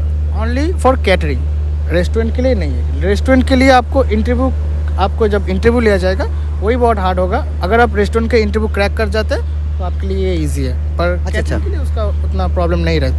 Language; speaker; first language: Hindi; non-native, local second language; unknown